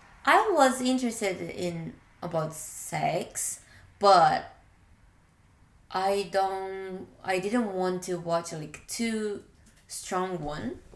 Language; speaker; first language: English; non-native, learner; Japanese